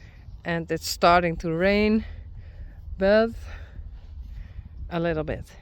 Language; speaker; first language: English; non-native, learner; Western Frisian